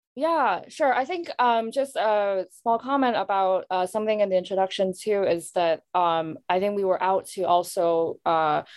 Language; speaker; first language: English; non-native, local second language; Cantonese